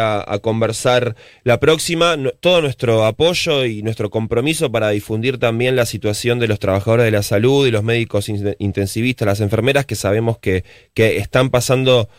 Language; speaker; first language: Spanish; native; Spanish